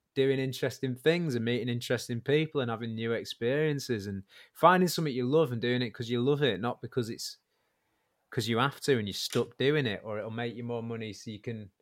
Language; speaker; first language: English; native; English